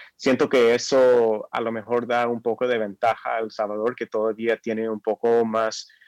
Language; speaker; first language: Spanish; non-native, fluent; English